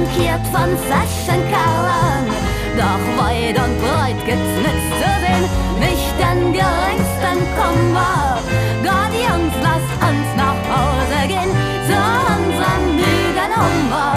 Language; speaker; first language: German; native; German